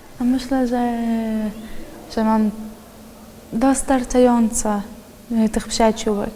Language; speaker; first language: Polish; non-native, fluent; Chechen